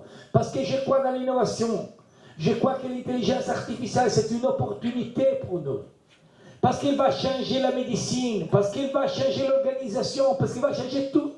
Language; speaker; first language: French; non-native, learner; Italian